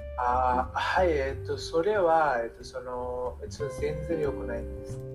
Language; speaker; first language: Japanese; non-native, learner; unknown